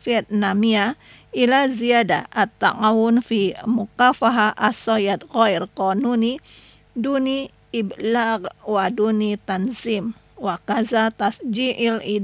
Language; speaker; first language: Arabic; non-native, fluent; Indonesian